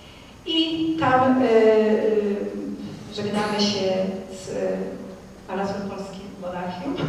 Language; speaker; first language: Polish; native; Polish